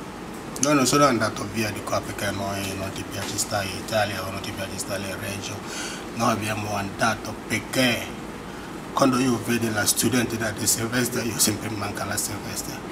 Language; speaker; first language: Italian; non-native, learner; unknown